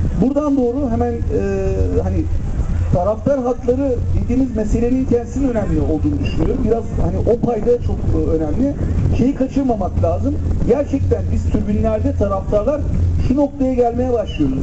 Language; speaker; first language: Turkish; native; Turkish